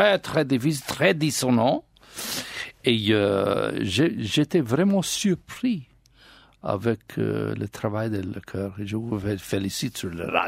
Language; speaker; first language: French; non-native, learner; English